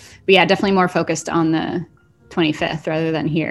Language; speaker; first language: English; native; English